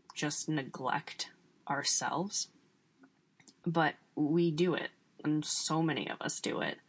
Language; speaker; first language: English; native; English